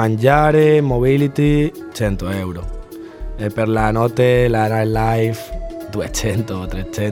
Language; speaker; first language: Italian; non-native, learner; Spanish